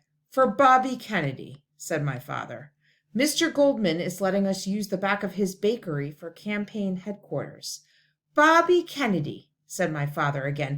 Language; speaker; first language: English; native; English